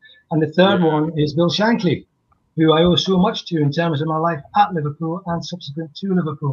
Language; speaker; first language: English; native; English